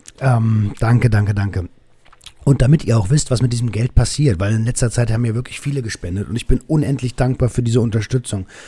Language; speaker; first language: German; native; German